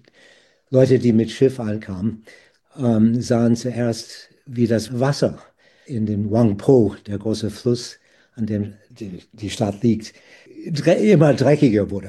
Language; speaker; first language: German; non-native, fluent; English